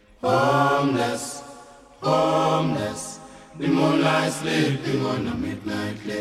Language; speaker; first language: English; native; English